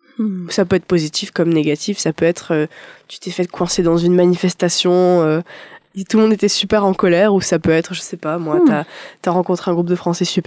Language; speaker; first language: French; native; French